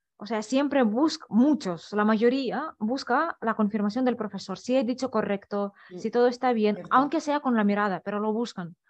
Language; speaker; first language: Spanish; non-native, fluent; Russian